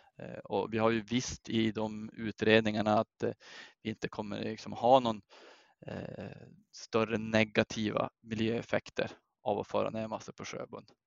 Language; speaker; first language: Swedish; native; Swedish